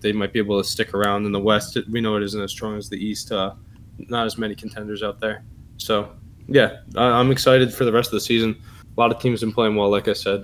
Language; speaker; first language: English; native; English